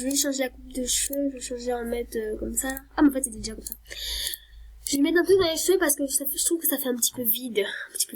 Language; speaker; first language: French; native; French